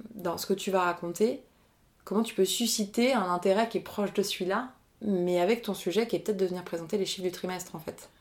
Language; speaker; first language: French; native; French